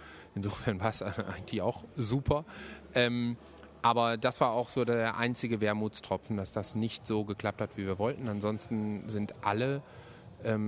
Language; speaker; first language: German; native; German